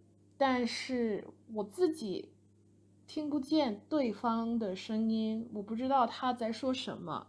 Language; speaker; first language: Chinese; non-native, fluent; English